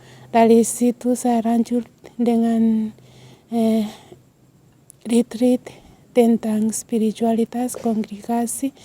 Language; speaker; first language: Indonesian; non-native, learner; Swahili